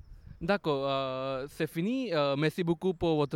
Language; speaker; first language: French; non-native, learner; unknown